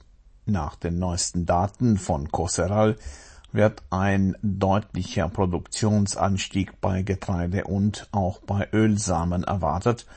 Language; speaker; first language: German; native; German